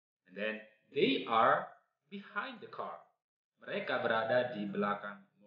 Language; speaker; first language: English; non-native, fluent; Indonesian